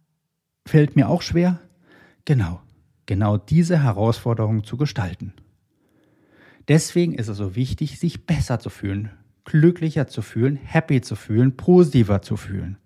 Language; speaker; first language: German; native; German